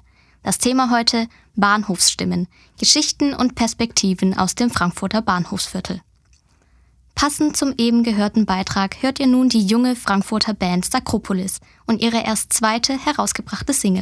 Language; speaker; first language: German; native; German